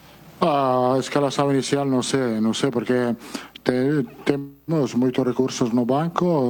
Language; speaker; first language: Portuguese; non-native, fluent; Italian